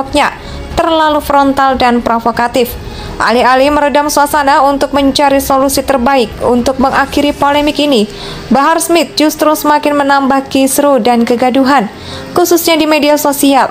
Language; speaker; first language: Indonesian; native; Indonesian